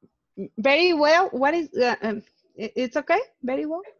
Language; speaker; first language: English; non-native, learner; Spanish